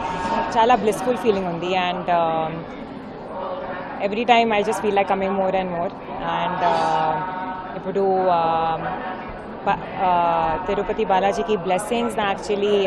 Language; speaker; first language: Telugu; non-native, learner; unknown